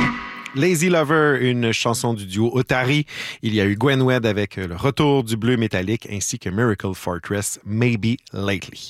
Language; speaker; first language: French; native; French